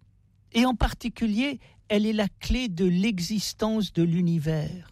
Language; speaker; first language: French; native; French